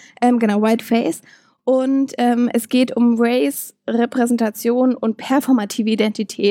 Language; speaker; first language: German; native; German